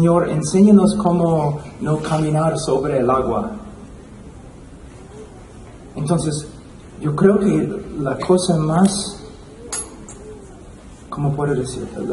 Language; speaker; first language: Spanish; non-native, fluent; English